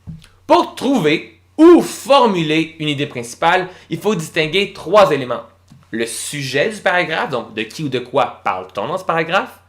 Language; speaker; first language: French; native; French